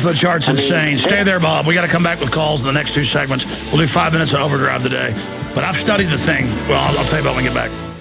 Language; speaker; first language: English; native; English